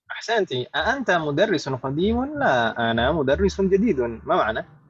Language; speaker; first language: Arabic; non-native, fluent; Indonesian